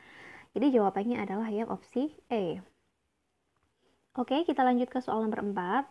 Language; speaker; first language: Indonesian; native; Indonesian